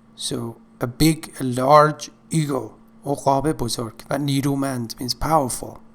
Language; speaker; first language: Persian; native; Persian